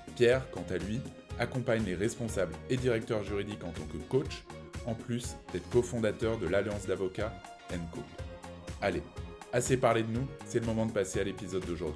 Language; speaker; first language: French; native; French